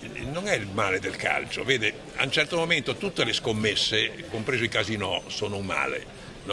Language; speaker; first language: Italian; native; Italian